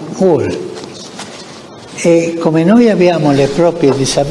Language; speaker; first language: Italian; non-native, fluent; Spanish